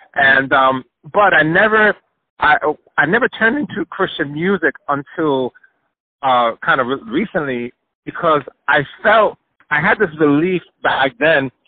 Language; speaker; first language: English; early bilingual, other home language; Spanish